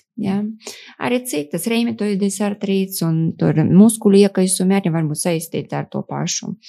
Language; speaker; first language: Latvian; non-native, local second language; Russian